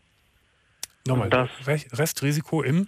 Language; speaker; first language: German; native; German